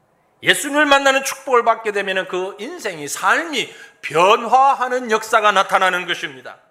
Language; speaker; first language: Korean; native; Korean